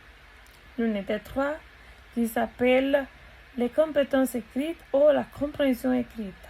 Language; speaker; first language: French; non-native, learner; Spanish